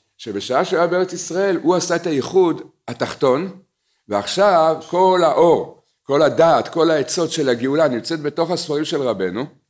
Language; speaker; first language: Hebrew; native; Hebrew